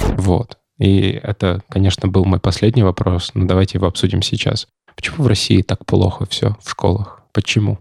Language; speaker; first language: Russian; native; Russian